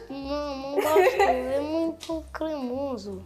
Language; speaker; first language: Portuguese; non-native, local second language; Kabuverdianu